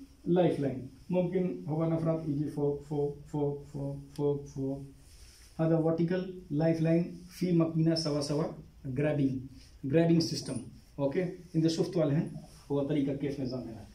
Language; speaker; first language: Arabic; non-native, learner; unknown